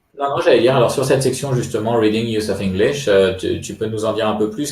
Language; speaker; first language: French; native; French